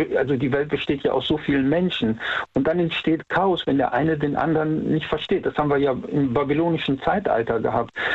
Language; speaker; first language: German; native; German